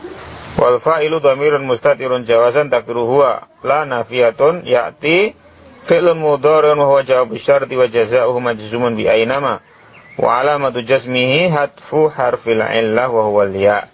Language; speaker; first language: Arabic; non-native, fluent; Indonesian